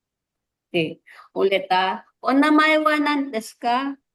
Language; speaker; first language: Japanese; non-native, fluent; Filipino